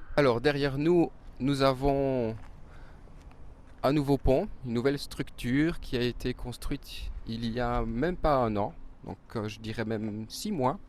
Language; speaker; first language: French; native; French